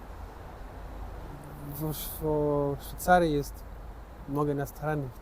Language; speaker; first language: Russian; non-native, learner; French